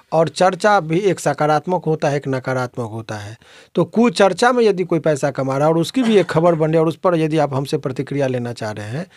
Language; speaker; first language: Hindi; native; Hindi